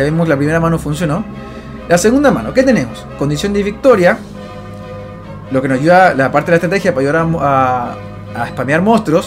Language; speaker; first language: Spanish; native; Spanish